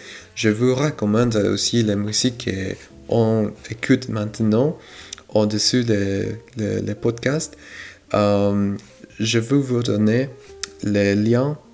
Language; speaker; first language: French; non-native, fluent; Spanish